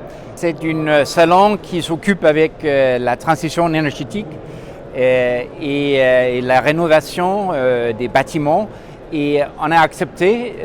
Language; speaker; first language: French; non-native, fluent; Danish